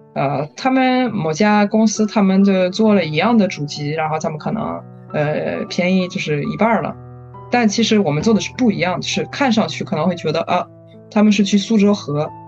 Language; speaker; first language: Chinese; non-native, fluent; French